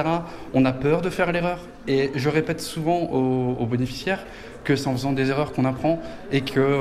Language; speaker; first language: French; native; French